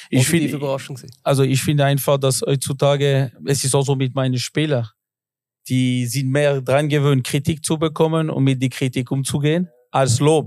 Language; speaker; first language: German; non-native, local second language; French